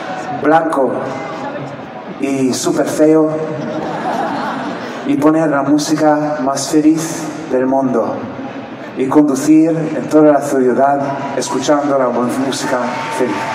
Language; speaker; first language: Spanish; non-native, fluent; French